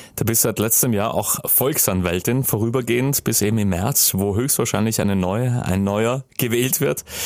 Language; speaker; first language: German; native; German